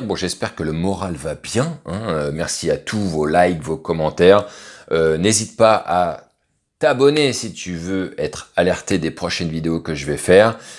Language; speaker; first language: French; native; French